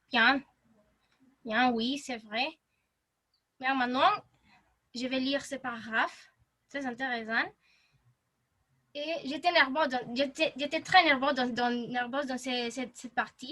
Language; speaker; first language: French; non-native, learner; Spanish